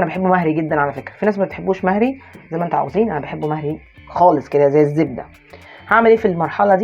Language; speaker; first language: Arabic; native; Arabic